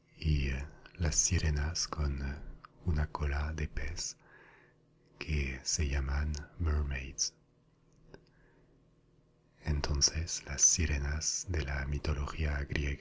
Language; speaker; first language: Spanish; non-native, fluent; French